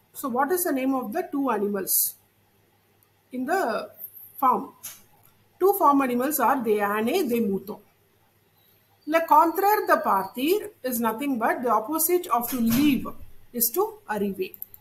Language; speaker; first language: English; non-native, local second language; Tamil